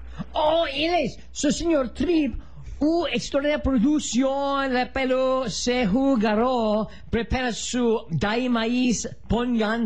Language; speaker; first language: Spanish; non-native, learner; English